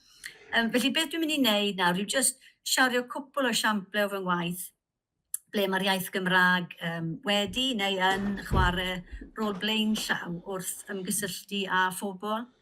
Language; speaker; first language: Welsh; native; Welsh